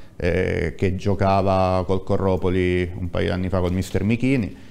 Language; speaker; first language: Italian; native; Italian